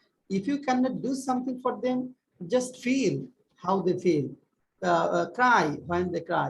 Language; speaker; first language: English; non-native, fluent; Bangla